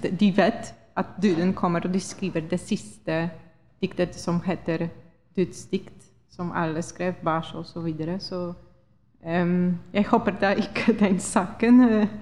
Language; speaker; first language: Norwegian; non-native, fluent; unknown